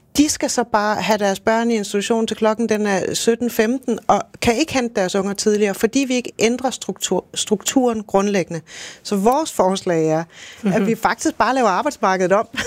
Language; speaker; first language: Danish; native; Danish